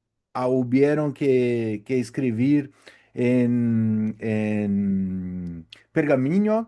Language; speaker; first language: Spanish; non-native, learner; Portuguese